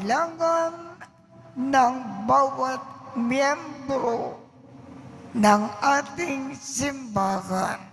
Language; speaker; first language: Filipino; native; Filipino